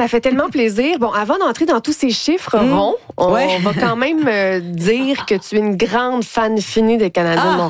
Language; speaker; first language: French; native; French